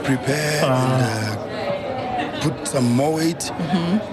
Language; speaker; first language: English; non-native, local second language; Xhosa